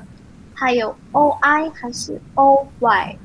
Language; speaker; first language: Chinese; non-native, learner; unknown